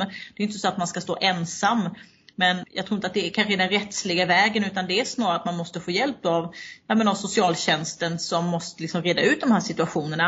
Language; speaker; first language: Swedish; native; Swedish